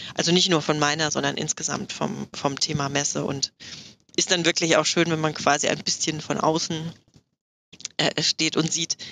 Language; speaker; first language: German; native; German